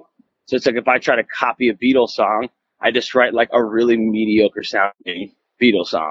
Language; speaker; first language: English; native; English